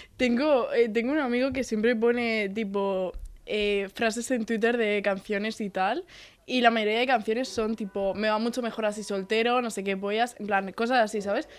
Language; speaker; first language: Spanish; native; Spanish